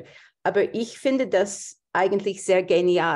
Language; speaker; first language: German; non-native, fluent; English